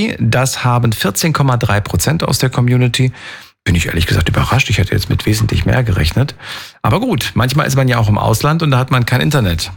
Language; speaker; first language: German; native; German